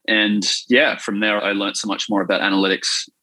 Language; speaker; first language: English; native; English